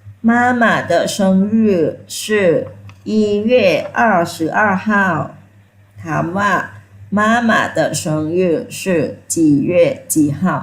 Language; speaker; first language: Chinese; non-native, fluent; Thai